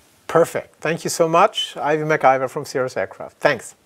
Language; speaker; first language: English; non-native, fluent; German